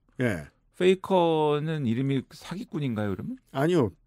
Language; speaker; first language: Korean; native; Korean